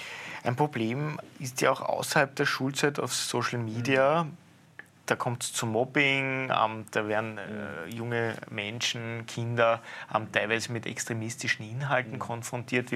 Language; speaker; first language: German; native; German